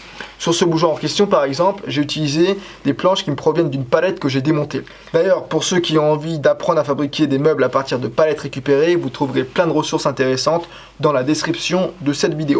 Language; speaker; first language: French; native; French